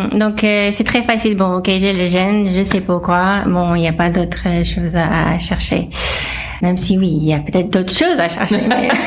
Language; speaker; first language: French; non-native, fluent; English